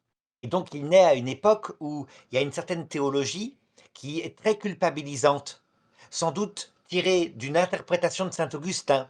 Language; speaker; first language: French; native; French